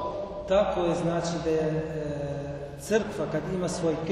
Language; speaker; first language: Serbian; non-native, learner; Arabic